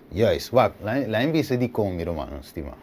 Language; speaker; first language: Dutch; non-native, local second language; Papiamento